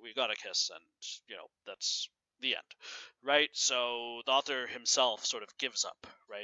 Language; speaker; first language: English; native; English